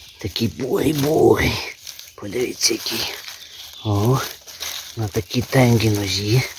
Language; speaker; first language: Ukrainian; native; Ukrainian